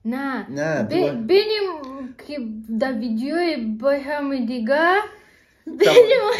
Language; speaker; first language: Persian; non-native, learner; German